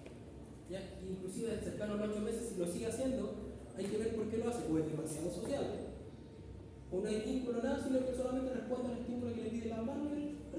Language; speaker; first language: Spanish; native; Spanish